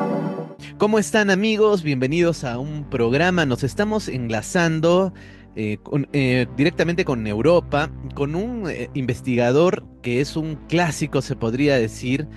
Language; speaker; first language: Spanish; native; Spanish